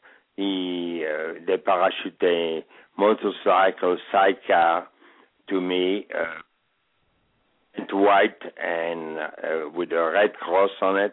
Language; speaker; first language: English; non-native, fluent; French